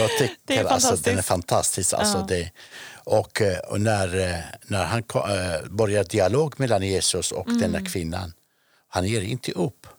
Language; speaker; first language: Swedish; non-native, fluent; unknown